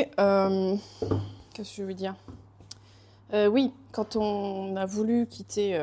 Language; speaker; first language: French; native; French